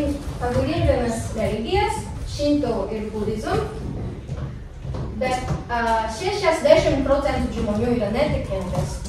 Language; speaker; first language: Lithuanian; non-native, learner; Japanese